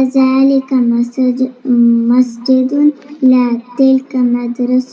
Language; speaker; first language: Arabic; non-native, learner; Malayalam